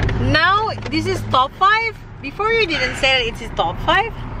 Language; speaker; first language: English; non-native, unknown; Indonesian